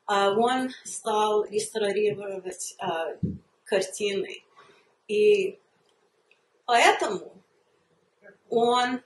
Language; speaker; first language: Russian; early bilingual, heritage; Russian